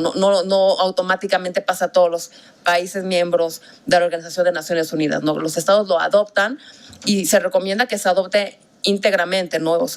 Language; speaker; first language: Spanish; native; Spanish